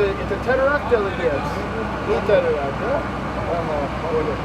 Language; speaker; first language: Russian; non-native, learner; English